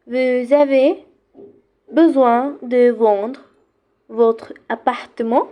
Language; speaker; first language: French; non-native, fluent; Bangla